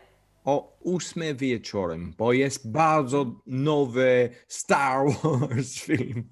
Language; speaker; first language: Polish; non-native, learner; English